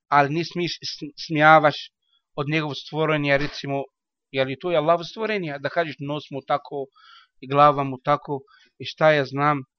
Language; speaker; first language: Bosnian; non-native, learner; Arabic